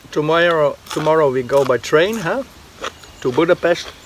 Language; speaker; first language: English; non-native, learner; Dutch